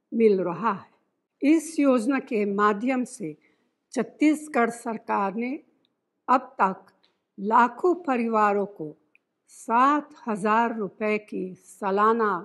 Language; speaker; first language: Hindi; non-native, fluent; Italian